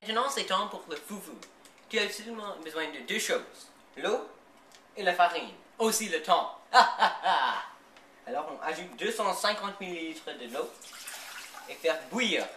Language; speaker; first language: French; non-native, learner; English